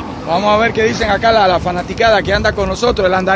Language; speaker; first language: Spanish; native; Spanish